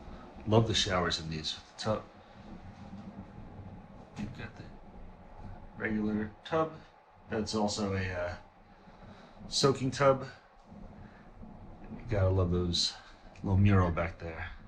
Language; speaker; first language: English; native; English